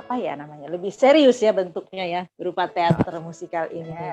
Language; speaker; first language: Indonesian; native; Indonesian